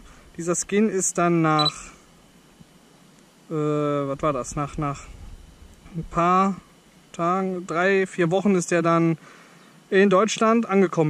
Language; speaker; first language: German; native; German